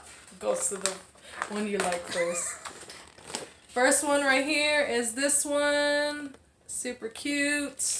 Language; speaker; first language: English; native; English